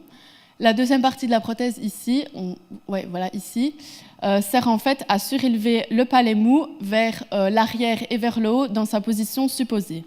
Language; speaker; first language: French; native; French